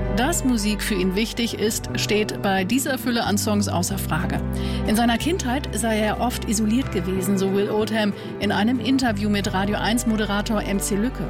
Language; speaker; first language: German; native; German